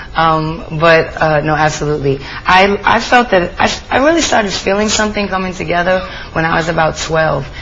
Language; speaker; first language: English; native; English